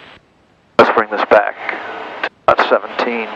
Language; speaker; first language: English; native; English